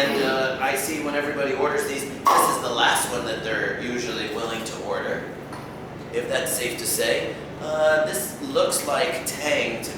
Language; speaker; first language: English; native; English